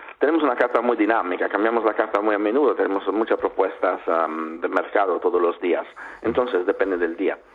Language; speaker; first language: Spanish; non-native, fluent; Italian